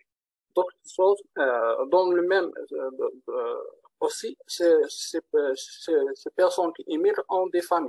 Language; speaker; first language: French; non-native, learner; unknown